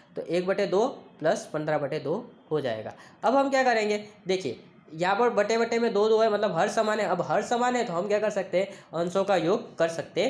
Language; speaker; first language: Hindi; non-native, local second language; Gujarati